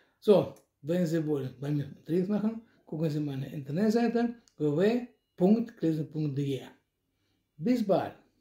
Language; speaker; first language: German; non-native, learner; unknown